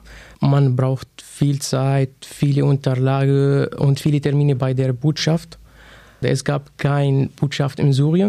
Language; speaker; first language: German; non-native, fluent; Arabic